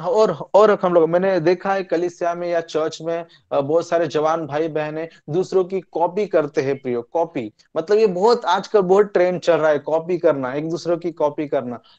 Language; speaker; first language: Hindi; non-native, local second language; Marathi